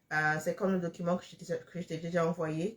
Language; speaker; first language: French; non-native, fluent; English